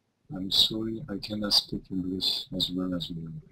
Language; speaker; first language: English; non-native, learner; Korean